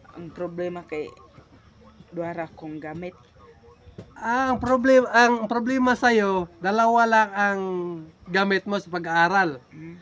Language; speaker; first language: Filipino; non-native, local second language; Cebuano